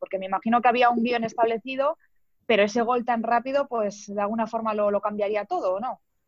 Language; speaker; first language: Spanish; native; Spanish